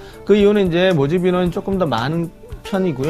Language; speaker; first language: Korean; native; Korean